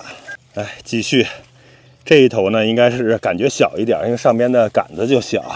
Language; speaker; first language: Chinese; native; Chinese